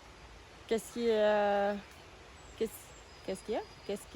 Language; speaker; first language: French; non-native, learner; English